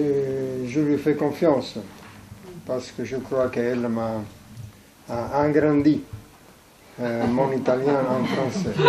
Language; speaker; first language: French; non-native, fluent; Italian